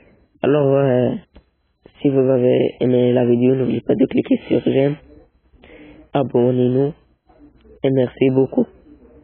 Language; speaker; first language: French; non-native, learner; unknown